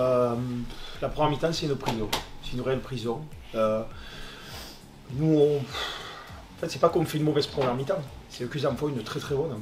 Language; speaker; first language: French; native; French